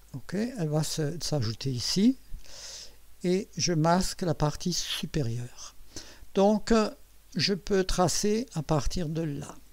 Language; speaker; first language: French; native; French